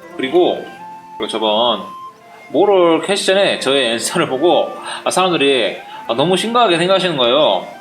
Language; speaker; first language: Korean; native; Korean